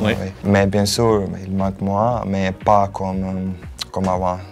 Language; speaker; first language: French; non-native, learner; Croatian